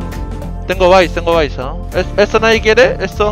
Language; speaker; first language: Spanish; native; Spanish